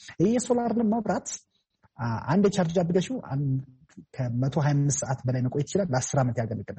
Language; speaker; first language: Amharic; native; Amharic